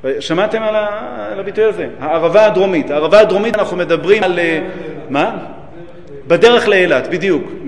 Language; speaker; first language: Hebrew; native; Hebrew